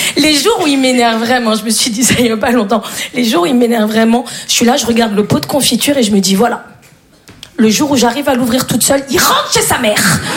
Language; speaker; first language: French; native; French